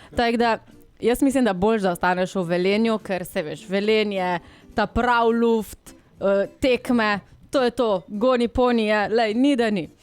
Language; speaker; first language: Slovenian; native; Slovenian